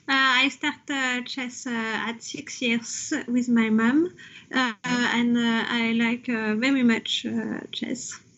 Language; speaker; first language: English; non-native, learner; French